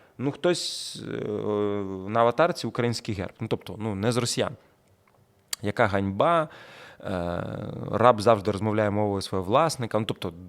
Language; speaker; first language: Ukrainian; non-native, local second language; Russian